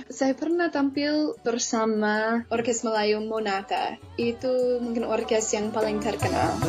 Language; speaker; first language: Indonesian; non-native, fluent; English